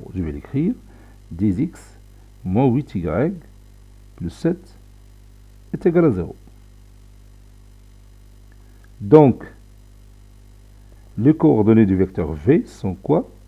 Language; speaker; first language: French; non-native, local second language; Arabic